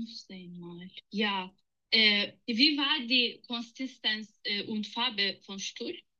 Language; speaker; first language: German; non-native, learner; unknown